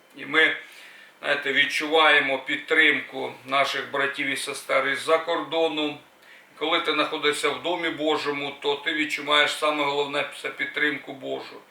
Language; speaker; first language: Ukrainian; native; Ukrainian